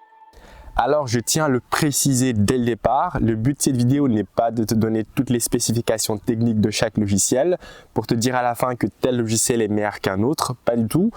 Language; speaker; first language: French; native; French